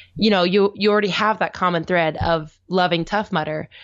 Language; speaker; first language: English; native; English